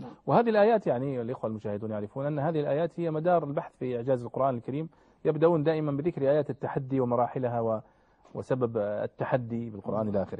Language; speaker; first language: Arabic; native; Arabic